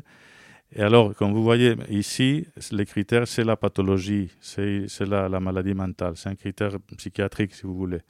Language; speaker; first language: French; non-native, fluent; Spanish